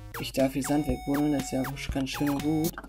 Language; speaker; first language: German; native; German